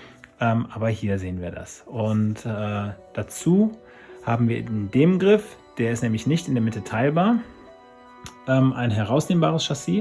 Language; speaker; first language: German; native; German